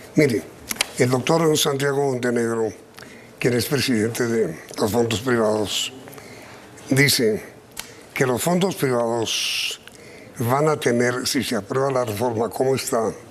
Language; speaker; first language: Spanish; native; Spanish